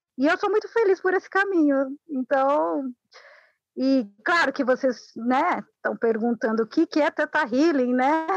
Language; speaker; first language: Portuguese; non-native, fluent; Spanish